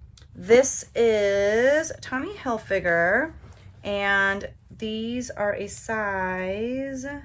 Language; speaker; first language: English; native; English